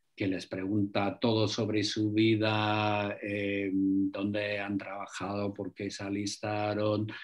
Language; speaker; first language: Spanish; non-native, fluent; English